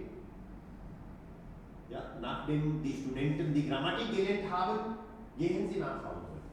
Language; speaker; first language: German; non-native, fluent; Hindi